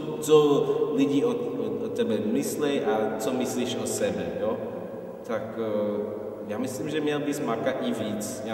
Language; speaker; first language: Czech; non-native, fluent; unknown